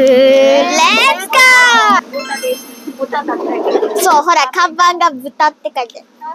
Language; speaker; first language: Japanese; early bilingual, heritage; Japanese